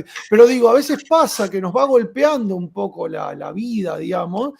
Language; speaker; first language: Spanish; native; Spanish